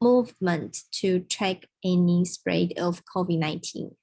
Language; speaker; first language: English; non-native, learner; Chinese